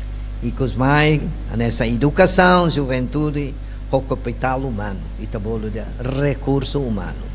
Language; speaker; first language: Portuguese; non-native, local second language; Tetum